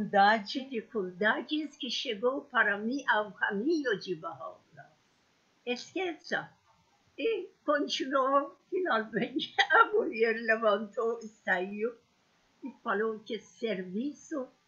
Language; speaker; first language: Portuguese; non-native, learner; Persian